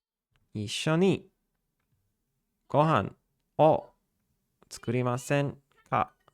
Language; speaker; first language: Japanese; non-native, learner; English